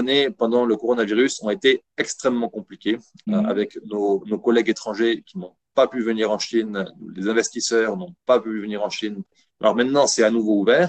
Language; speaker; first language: French; native; French